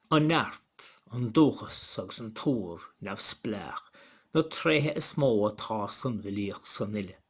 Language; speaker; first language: Irish; native; Irish